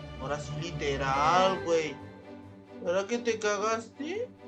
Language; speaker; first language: Spanish; native; Spanish